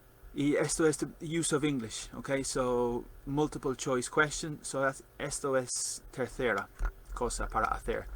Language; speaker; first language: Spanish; non-native, learner; English